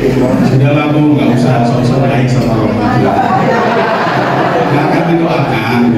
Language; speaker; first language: Indonesian; native; Indonesian